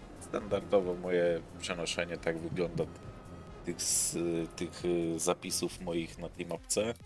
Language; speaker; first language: Polish; native; Polish